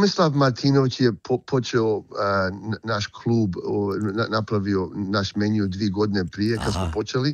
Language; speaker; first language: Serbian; early bilingual, heritage; Croatian